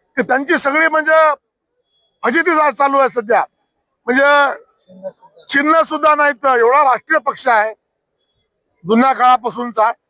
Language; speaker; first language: Marathi; native; Marathi